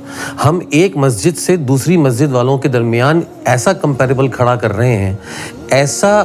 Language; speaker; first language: Urdu; native; Urdu